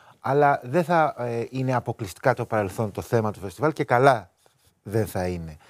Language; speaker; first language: Greek; native; Greek